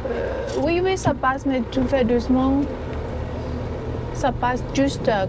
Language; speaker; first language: French; non-native, fluent; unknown